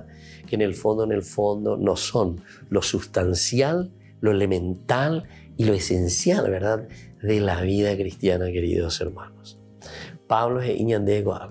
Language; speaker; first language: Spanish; native; Spanish